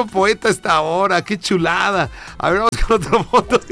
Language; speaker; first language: Spanish; native; Spanish